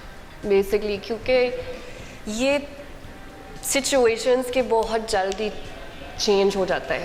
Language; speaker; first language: Hindi; non-native, learner; English